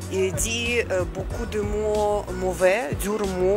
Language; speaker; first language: French; non-native, learner; Ukrainian